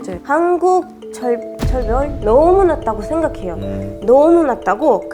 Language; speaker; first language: Korean; non-native, fluent; Russian